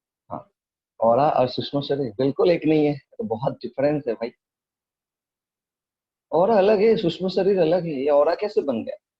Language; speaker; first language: Hindi; non-native, local second language; Bangla